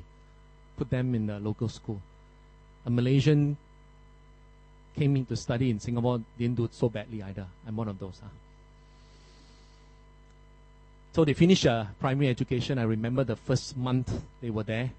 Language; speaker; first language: English; non-native, local second language; Min Nan Chinese